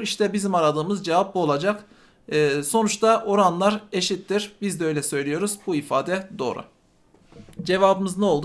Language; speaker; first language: Turkish; native; Turkish